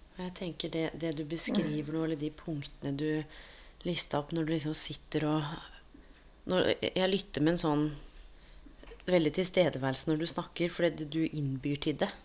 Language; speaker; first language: Norwegian; native; Norwegian